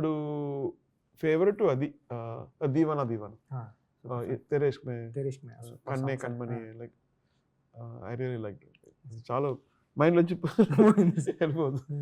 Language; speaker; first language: Telugu; non-native, learner; Tamil